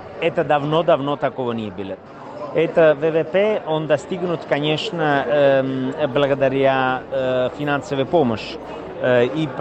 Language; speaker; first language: Russian; non-native, fluent; Italian